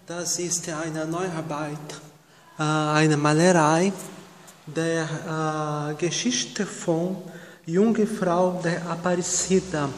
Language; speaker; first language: German; non-native, learner; Portuguese